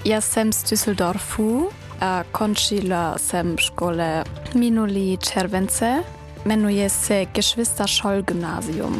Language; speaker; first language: Czech; non-native, learner; German